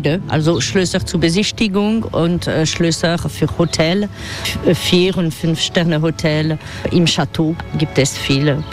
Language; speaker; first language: German; non-native, fluent; French